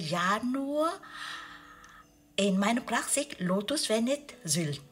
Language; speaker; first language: German; non-native, learner; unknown